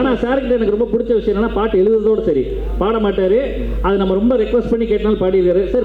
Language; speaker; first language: Tamil; native; Tamil